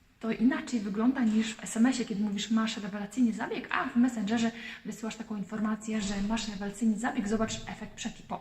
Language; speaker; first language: Polish; native; Polish